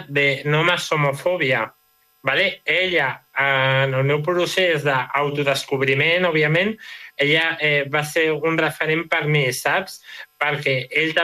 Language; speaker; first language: Catalan; native; Catalan